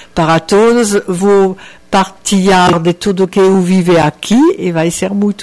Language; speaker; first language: Portuguese; non-native, fluent; French